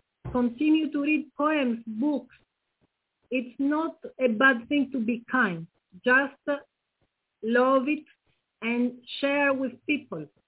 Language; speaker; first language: English; non-native, fluent; Greek